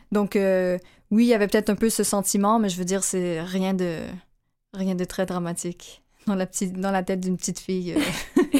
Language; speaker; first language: French; native; French